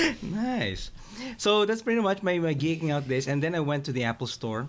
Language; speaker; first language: English; native; English